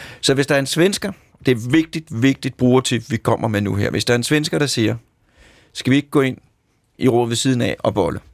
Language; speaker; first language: Danish; native; Danish